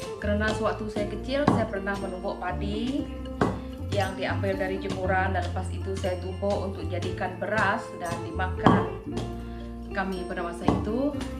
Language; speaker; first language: Malay; non-native, local second language; Iban